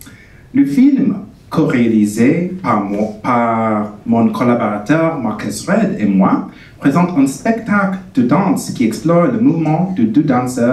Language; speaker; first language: French; non-native, fluent; English